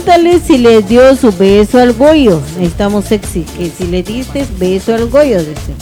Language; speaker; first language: Spanish; native; Spanish